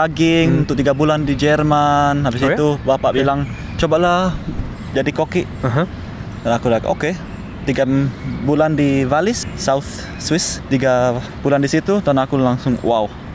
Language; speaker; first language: Indonesian; early bilingual, heritage; Indonesian